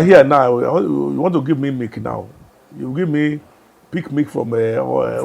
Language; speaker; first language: English; non-native, local second language; Yoruba